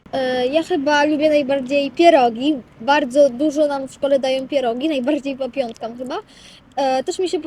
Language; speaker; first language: Polish; early bilingual, other home language; Russian